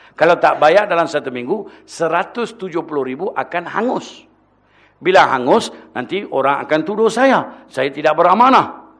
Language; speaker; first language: Malay; non-native, local second language; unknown